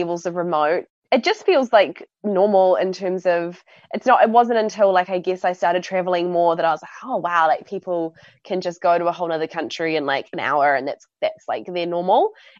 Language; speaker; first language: English; native; English